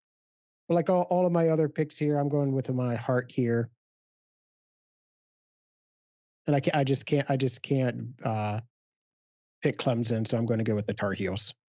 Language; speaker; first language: English; native; English